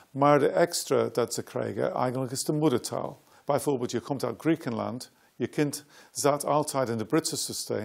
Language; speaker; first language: Dutch; non-native, fluent; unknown